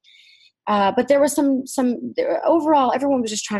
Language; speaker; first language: English; early bilingual, other home language; Vietnamese